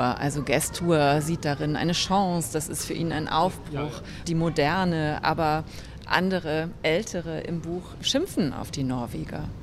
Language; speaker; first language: German; native; German